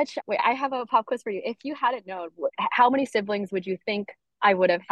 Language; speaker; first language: English; native; English